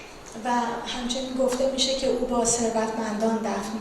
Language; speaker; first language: Persian; native; Persian